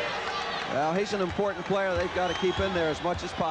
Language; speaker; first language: English; native; English